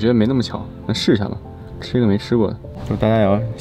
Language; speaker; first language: Chinese; native; Chinese